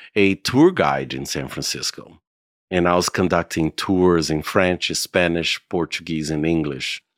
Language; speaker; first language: English; non-native, fluent; Portuguese